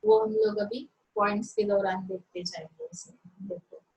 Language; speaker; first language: Hindi; non-native, local second language; Marathi